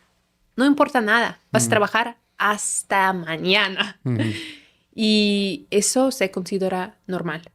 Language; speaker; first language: Spanish; non-native, fluent; Ukrainian